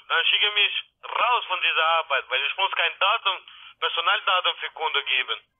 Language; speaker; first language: German; non-native, learner; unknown